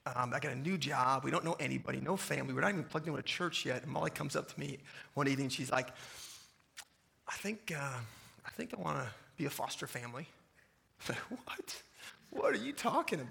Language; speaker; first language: English; native; English